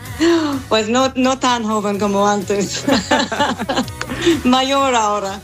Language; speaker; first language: Spanish; non-native, fluent; English